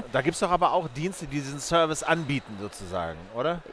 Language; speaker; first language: German; native; German